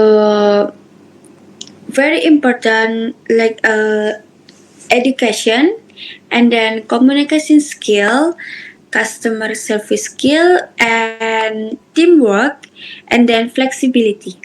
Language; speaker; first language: English; non-native, learner; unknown